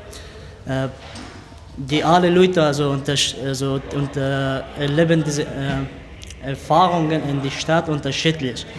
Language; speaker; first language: German; non-native, learner; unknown